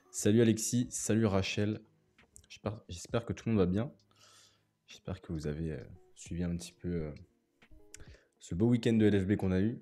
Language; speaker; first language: French; native; French